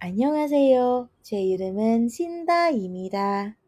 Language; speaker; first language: Korean; non-native, fluent; Indonesian